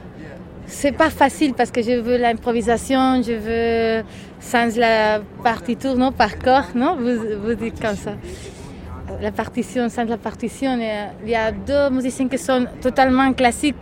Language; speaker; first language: French; non-native, learner; Catalan